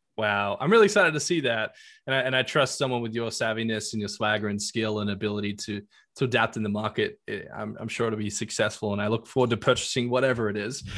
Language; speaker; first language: English; native; English